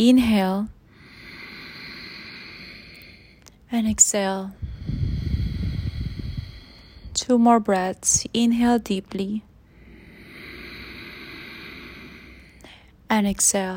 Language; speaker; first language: English; non-native, local second language; Filipino